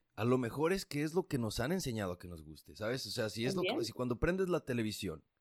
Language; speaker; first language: Spanish; native; Spanish